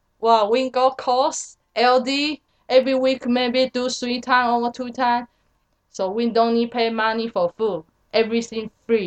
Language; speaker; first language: English; non-native, learner; Chinese